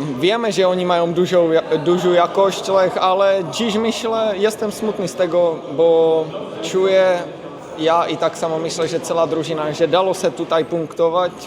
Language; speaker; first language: Polish; non-native, learner; Czech